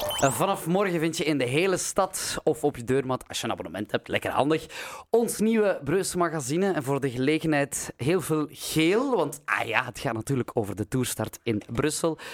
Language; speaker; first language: Dutch; native; Dutch